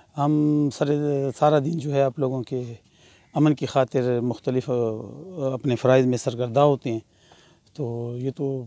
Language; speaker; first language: Urdu; non-native, local second language; Pashto